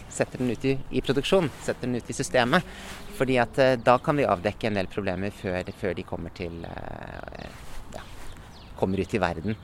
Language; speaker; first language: Norwegian; native; Norwegian